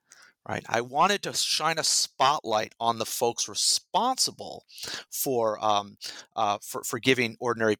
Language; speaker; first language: English; native; English